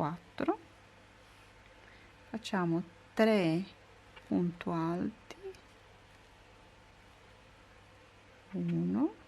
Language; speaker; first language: Italian; non-native, learner; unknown